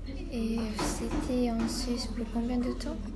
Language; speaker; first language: French; non-native, learner; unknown